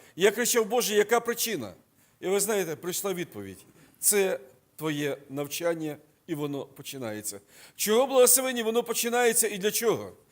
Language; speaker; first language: Ukrainian; non-native, local second language; Russian